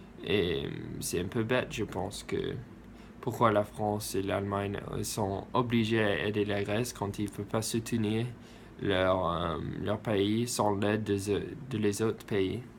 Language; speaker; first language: French; non-native, learner; English